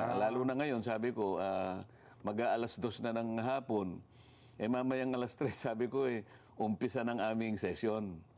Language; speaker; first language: Filipino; non-native, local second language; Masbatenyo